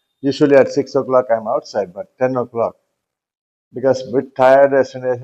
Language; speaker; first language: English; non-native, local second language; Tamil